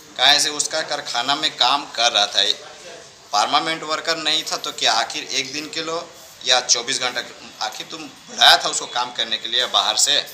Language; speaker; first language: Hindi; native; Hindi